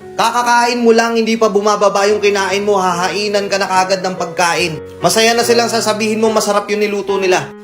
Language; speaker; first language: Filipino; native; Filipino